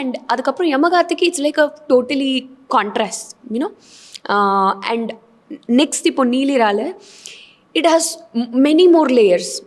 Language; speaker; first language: Tamil; non-native, fluent; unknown